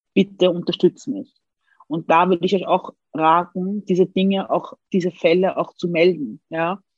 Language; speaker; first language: German; early bilingual, other home language; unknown